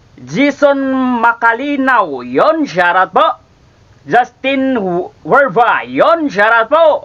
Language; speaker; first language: Filipino; non-native, local second language; Cebuano